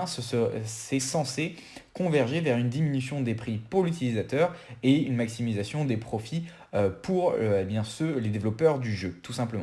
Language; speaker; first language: French; native; French